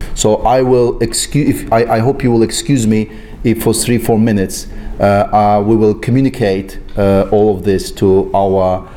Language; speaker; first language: English; non-native, fluent; Azerbaijani